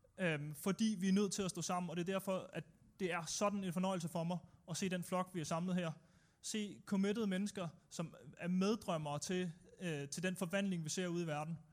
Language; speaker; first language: Danish; native; Danish